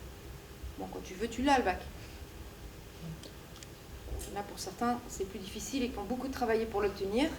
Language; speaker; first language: French; native; French